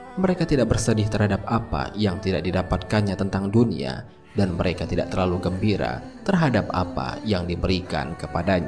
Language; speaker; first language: Indonesian; native; Indonesian